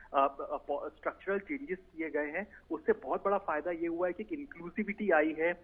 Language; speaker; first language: Hindi; native; Hindi